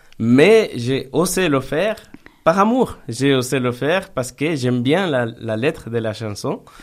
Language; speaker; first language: French; non-native, fluent; Spanish